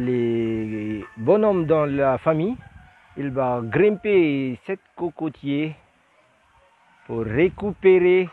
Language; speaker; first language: French; non-native, learner; Indonesian